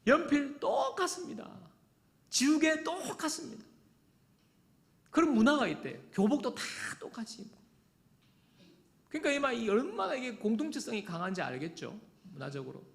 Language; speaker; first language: Korean; native; Korean